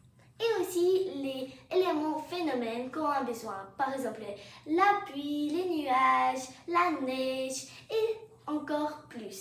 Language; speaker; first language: French; non-native, fluent; English